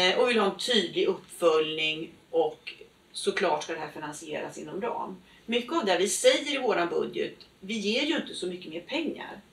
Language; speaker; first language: Swedish; native; Swedish